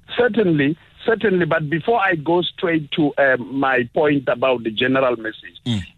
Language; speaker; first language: English; non-native, local second language; Tsonga